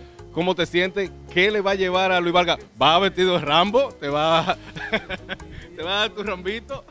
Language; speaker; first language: Spanish; native; Spanish